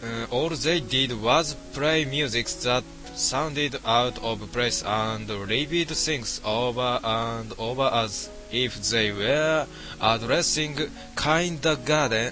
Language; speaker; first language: English; non-native, learner; Japanese